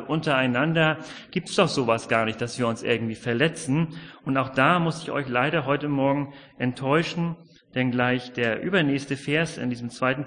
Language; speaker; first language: German; native; German